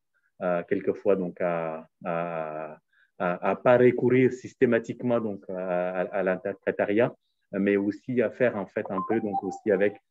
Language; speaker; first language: French; native; French